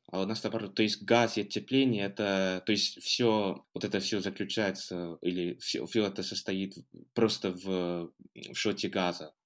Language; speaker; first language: Russian; non-native, fluent; English